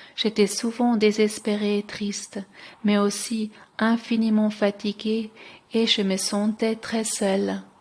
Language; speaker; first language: French; non-native, local second language; Swiss German